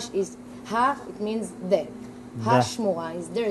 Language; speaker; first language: English; non-native, fluent; Hebrew